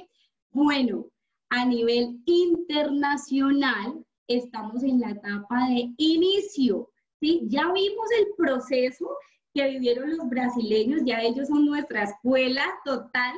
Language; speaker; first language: Spanish; native; Spanish